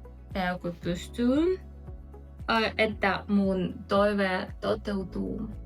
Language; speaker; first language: Finnish; non-native, learner; Russian